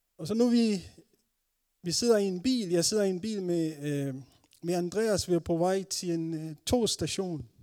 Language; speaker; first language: Danish; non-native, fluent; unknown